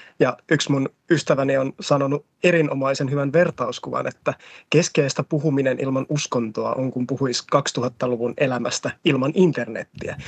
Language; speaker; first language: Finnish; native; Finnish